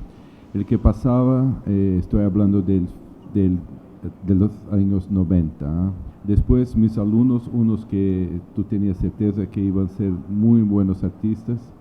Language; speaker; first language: Spanish; non-native, learner; Portuguese